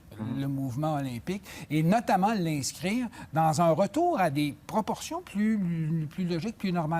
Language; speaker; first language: French; native; French